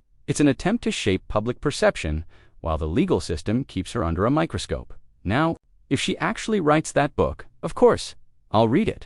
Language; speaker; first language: English; native; English